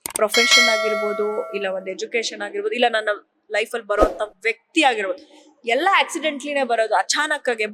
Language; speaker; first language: Kannada; native; Kannada